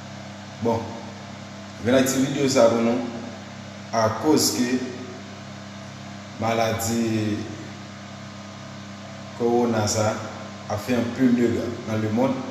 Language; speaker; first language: French; non-native, learner; Haitian Creole